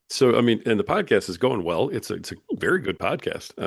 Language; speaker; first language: English; native; English